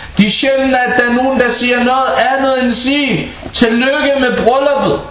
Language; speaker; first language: Danish; early bilingual, other home language; Bosnian